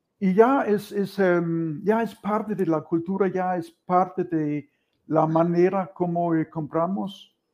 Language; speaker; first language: Spanish; non-native, fluent; Danish